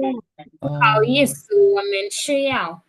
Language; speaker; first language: Chinese; non-native, learner; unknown